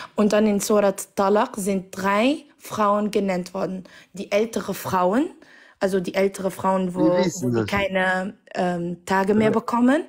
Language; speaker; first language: German; non-native, fluent; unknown